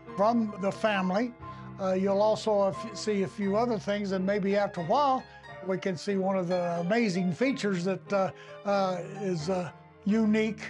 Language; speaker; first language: English; native; English